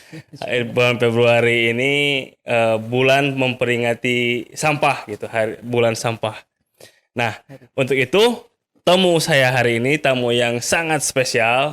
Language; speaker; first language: Indonesian; native; Indonesian